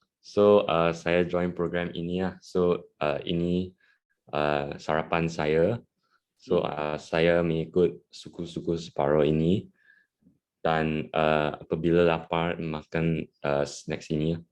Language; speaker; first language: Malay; non-native, local second language; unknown